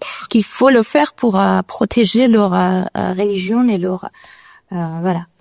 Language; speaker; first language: French; non-native, learner; Persian